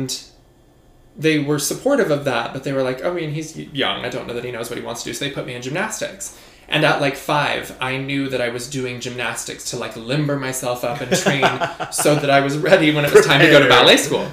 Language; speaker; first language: English; native; English